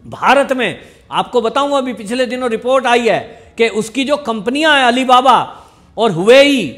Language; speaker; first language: Hindi; native; Hindi